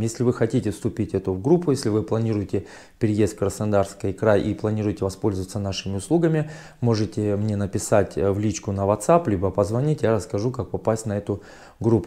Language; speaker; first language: Russian; native; Russian